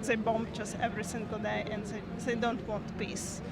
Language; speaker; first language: English; non-native, learner; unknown